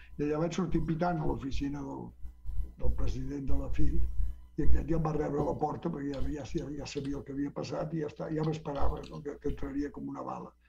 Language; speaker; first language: Catalan; early bilingual, heritage; Catalan